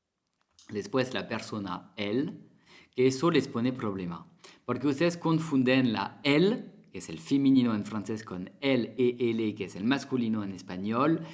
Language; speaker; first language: Spanish; non-native, fluent; French